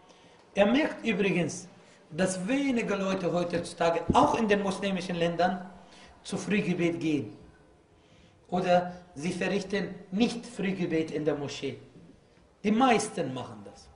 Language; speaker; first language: German; non-native, fluent; Arabic